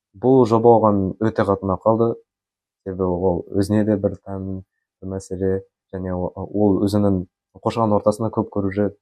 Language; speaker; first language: Kazakh; native; Kazakh